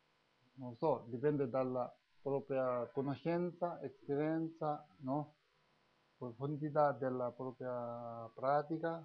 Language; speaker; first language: Italian; non-native, learner; Tibetan